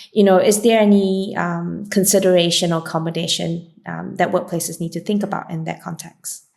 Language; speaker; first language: English; native; English